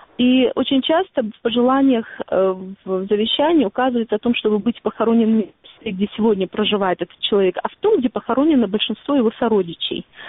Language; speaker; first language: Russian; non-native, local second language; Ingush